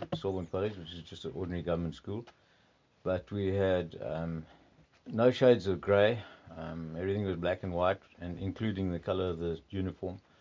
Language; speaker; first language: English; native; English